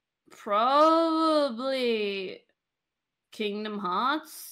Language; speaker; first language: English; native; English